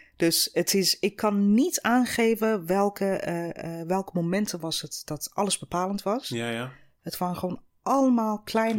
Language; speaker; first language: Dutch; non-native, fluent; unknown